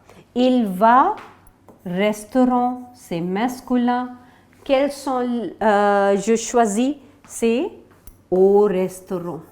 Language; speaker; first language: French; non-native, fluent; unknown